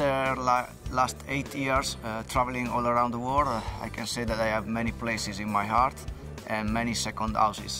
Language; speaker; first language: English; non-native, fluent; Italian